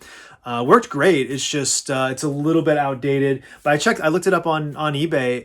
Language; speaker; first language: English; native; English